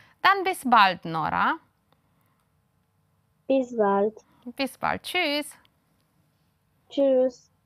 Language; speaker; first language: German; non-native, fluent; Romanian